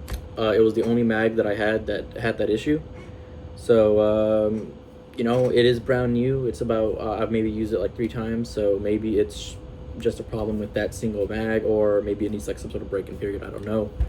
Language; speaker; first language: English; native; English